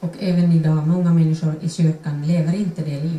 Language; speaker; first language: Swedish; non-native, fluent; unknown